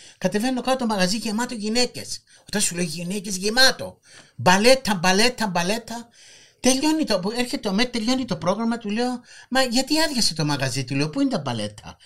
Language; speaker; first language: Greek; native; Greek